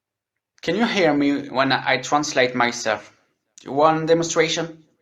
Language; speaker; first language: English; non-native, learner; French